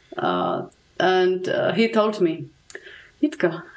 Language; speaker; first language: English; non-native, fluent; Czech